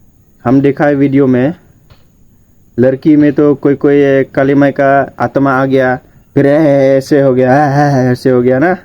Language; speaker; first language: Hindi; non-native, local second language; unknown